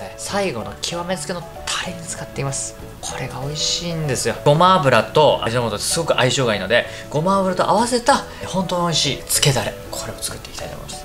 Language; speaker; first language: Japanese; native; Japanese